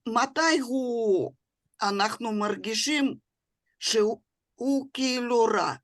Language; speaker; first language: Hebrew; non-native, fluent; Russian